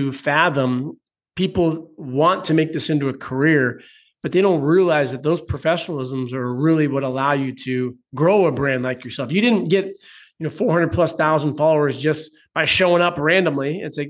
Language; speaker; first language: English; native; English